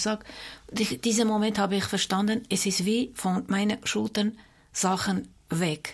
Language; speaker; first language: German; non-native, fluent; Armenian